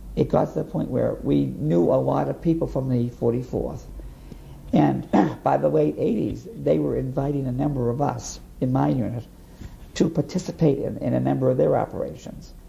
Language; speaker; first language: English; native; English